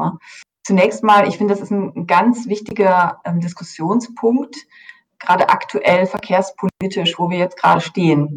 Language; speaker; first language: German; native; German